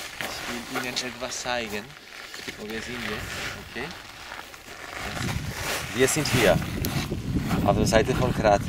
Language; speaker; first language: German; non-native, learner; Spanish